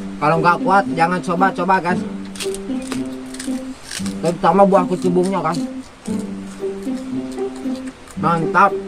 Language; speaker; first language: Indonesian; non-native, local second language; Sundanese